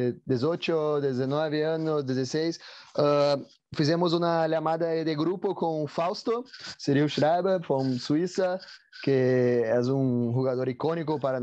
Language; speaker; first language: Spanish; non-native, learner; Portuguese